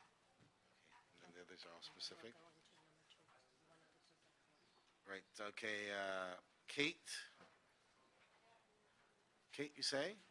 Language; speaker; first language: English; native; English